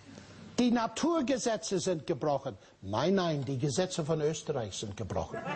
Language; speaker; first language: German; non-native, fluent; English